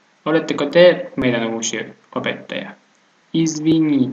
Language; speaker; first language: Finnish; non-native, fluent; Russian